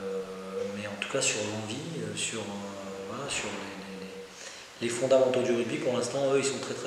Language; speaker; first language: French; native; French